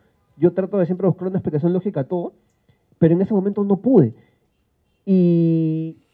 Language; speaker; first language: Spanish; native; Spanish